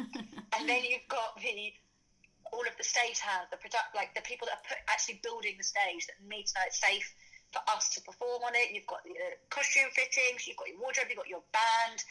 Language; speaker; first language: English; native; English